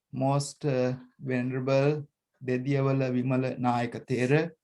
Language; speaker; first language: English; non-native, local second language; Sinhala